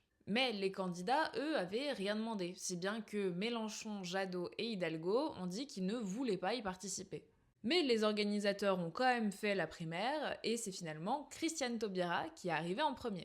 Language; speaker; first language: French; native; French